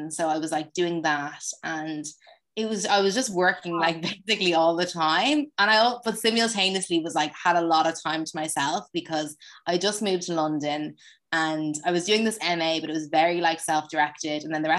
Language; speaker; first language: English; native; English